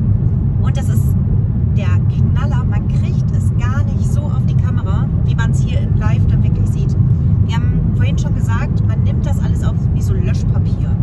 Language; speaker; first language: German; native; German